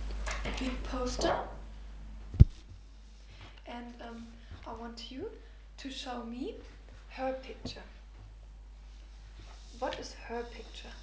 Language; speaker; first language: English; non-native, fluent; German